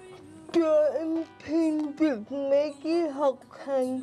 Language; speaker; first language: Vietnamese; early bilingual, heritage; Vietnamese